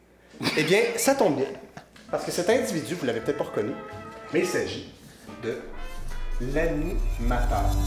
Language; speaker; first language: French; native; French